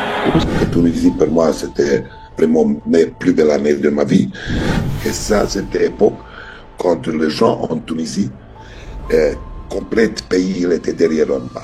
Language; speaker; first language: French; non-native, fluent; Serbian